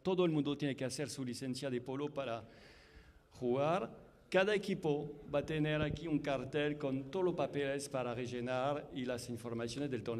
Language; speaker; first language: Spanish; non-native, fluent; French